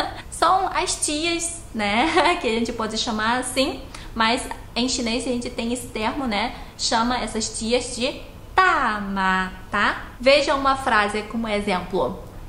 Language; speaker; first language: Portuguese; non-native, fluent; Chinese